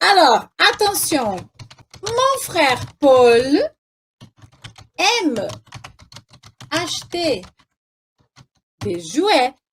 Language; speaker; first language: French; non-native, fluent; Portuguese